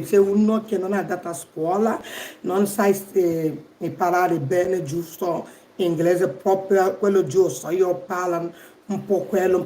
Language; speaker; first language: Italian; non-native, learner; Igbo